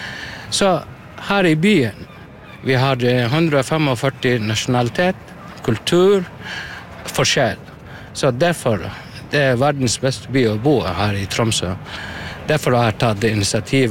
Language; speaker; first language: Norwegian; non-native, learner; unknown